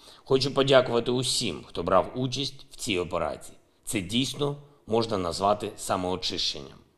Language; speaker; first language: Ukrainian; non-native, local second language; Russian